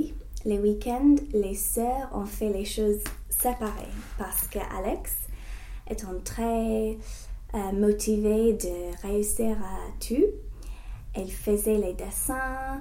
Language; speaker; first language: French; non-native, learner; English